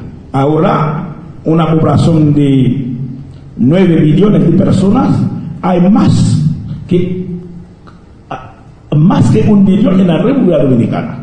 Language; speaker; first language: Spanish; non-native, local second language; Haitian Creole